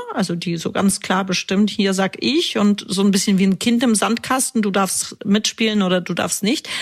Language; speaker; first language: German; early bilingual, other home language; Russian